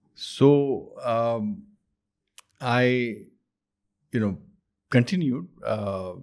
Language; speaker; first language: English; non-native, local second language; Urdu